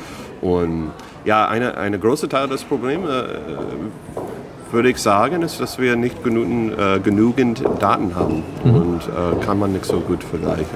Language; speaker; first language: German; non-native, fluent; English